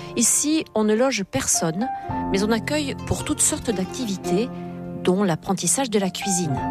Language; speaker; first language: French; native; French